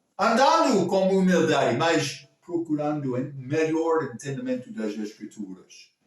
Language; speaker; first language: Portuguese; non-native, local second language; English